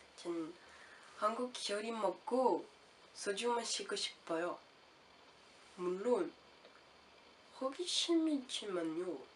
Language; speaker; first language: Korean; non-native, learner; French